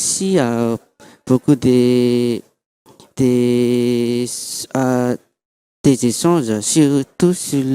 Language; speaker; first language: French; non-native, local second language; Malagasy